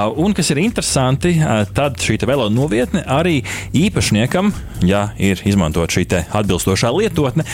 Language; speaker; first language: Latvian; native; Latvian